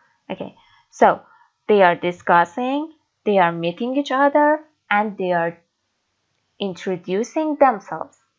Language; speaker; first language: English; non-native, fluent; Persian